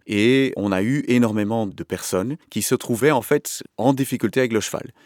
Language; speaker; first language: French; native; French